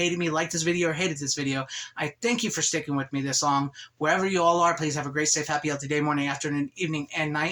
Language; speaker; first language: English; native; English